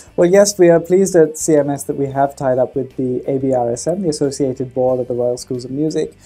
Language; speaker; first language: English; native; English